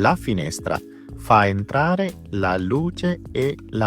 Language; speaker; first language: Italian; non-native, fluent; Sinhala